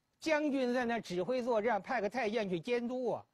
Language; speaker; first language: Chinese; native; Chinese